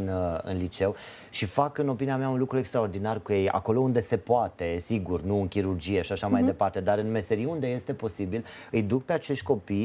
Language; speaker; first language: Romanian; native; Romanian